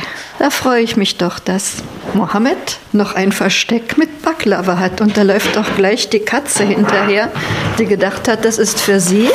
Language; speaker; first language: German; native; German